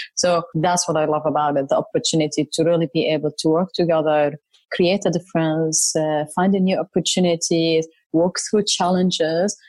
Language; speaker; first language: English; non-native, fluent; Arabic